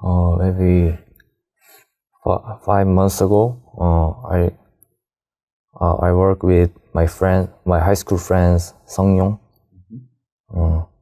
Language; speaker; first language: English; non-native, learner; Korean